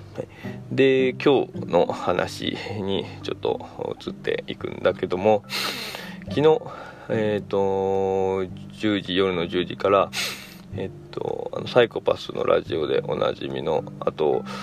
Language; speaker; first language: Japanese; native; Japanese